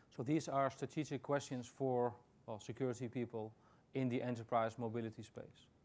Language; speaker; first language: English; non-native, fluent; Dutch